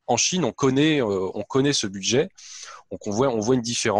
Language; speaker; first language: French; native; French